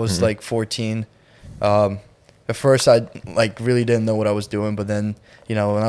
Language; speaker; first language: English; non-native, fluent; Ukrainian